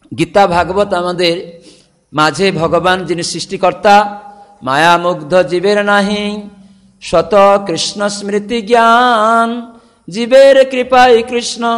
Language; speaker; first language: Bangla; non-native, fluent; Odia